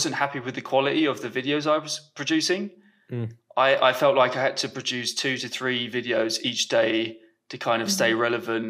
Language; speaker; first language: English; native; English